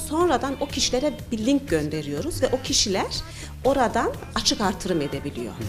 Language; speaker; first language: Turkish; early bilingual, heritage; Turkish